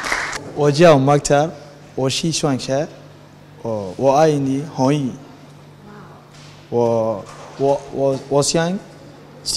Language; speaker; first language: Chinese; non-native, learner; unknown